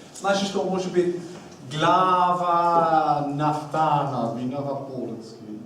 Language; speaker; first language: Russian; non-native, learner; English